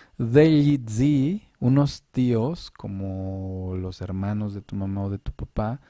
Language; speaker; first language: Spanish; native; Spanish